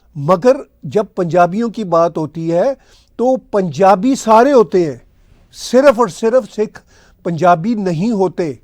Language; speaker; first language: Urdu; non-native, local second language; Punjabi